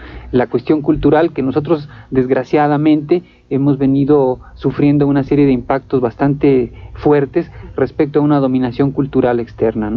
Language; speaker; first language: Spanish; native; Spanish